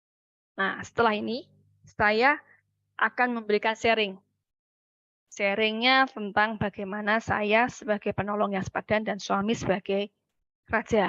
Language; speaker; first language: Malay; native; Malay